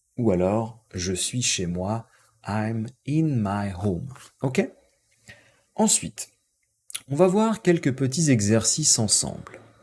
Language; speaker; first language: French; native; French